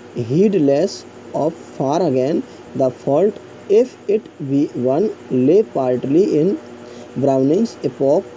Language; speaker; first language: English; non-native, local second language; Hindi